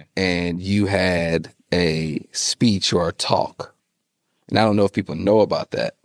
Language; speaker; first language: English; native; English